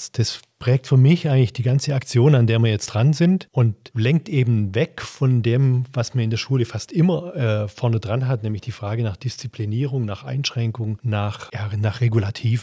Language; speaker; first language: German; native; German